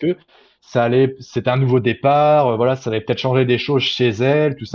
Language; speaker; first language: French; native; French